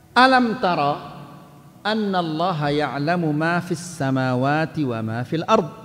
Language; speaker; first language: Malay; non-native, local second language; Sasak